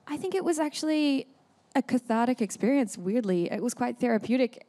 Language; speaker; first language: English; native; English